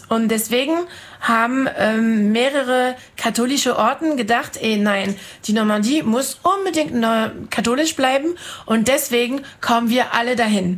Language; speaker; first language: German; non-native, fluent; French